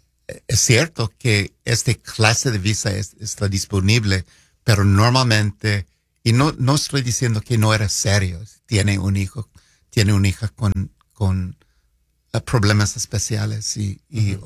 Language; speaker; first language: Spanish; non-native, fluent; English